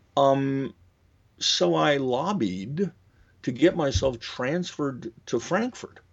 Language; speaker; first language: English; native; English